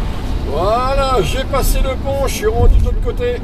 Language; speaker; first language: French; native; French